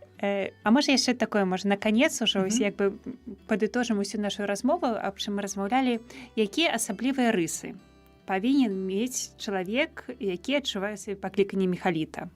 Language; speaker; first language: Belarusian; native; Belarusian